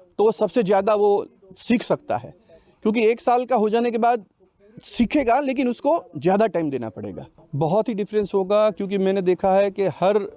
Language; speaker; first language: Hindi; non-native, local second language; Gujarati